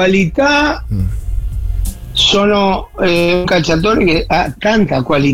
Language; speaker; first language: Italian; non-native, fluent; Spanish